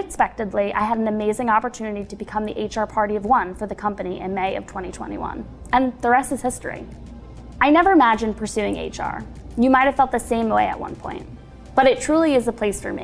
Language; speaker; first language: English; native; English